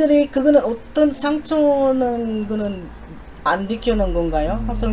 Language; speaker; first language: Korean; non-native, learner; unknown